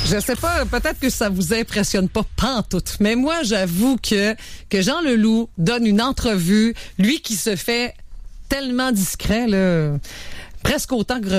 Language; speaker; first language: French; native; French